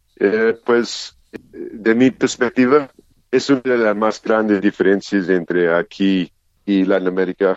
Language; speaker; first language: Spanish; non-native, learner; English